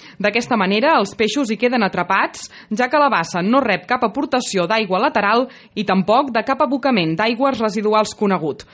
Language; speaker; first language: Catalan; native; Catalan